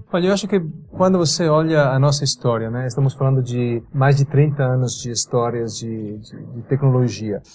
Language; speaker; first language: Portuguese; non-native, fluent; Italian